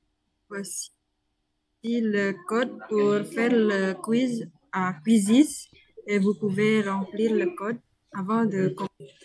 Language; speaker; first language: French; non-native, learner; Indonesian